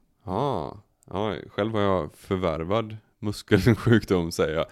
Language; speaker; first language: Swedish; native; Swedish